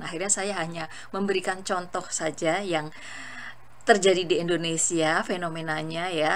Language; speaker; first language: Indonesian; native; Indonesian